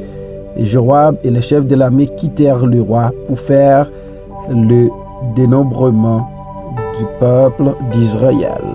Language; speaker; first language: French; non-native, local second language; Haitian Creole